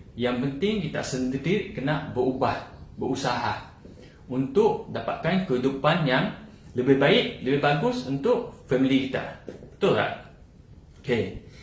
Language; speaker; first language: Malay; non-native, local second language; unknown